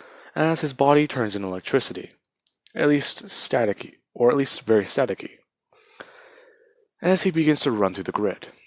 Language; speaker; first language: English; native; English